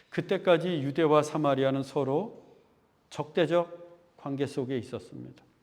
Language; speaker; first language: Korean; native; Korean